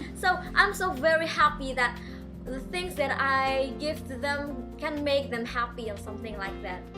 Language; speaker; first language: English; non-native, local second language; Indonesian